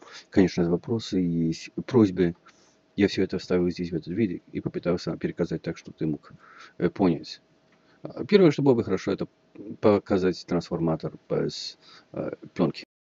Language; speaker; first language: Russian; non-native, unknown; Polish